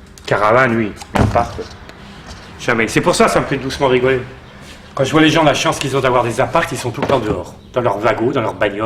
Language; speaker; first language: French; native; French